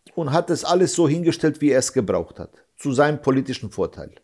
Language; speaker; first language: German; early bilingual, other home language; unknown